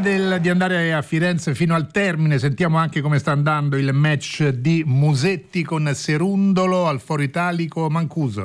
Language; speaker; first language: Italian; native; Italian